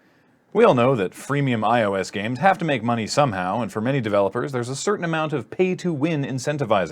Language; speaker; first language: English; native; English